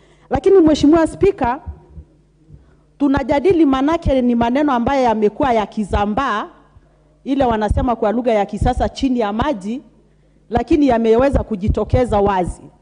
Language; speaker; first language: Swahili; non-native, local second language; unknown